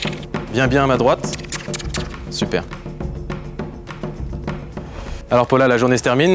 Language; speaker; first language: French; native; French